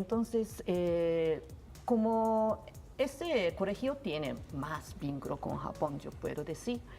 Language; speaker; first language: Spanish; non-native, learner; Japanese